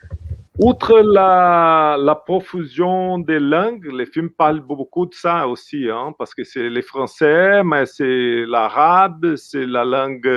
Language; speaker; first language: French; non-native, fluent; Portuguese